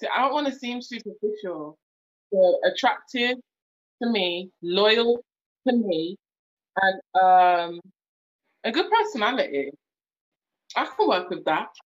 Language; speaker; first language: English; native; English